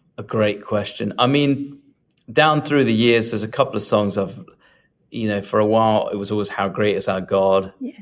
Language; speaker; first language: English; native; English